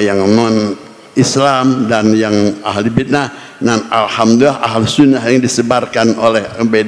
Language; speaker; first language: Indonesian; native; Indonesian